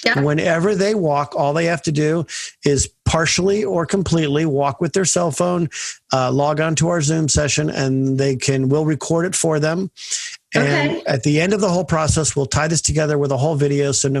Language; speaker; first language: English; native; English